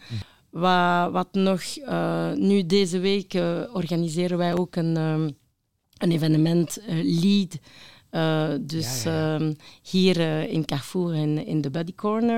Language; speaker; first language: Dutch; non-native, local second language; French